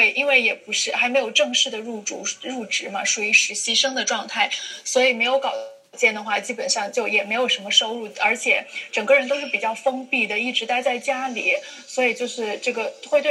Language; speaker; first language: Chinese; native; Chinese